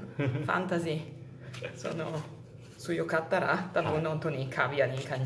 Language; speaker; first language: Japanese; non-native, learner; Italian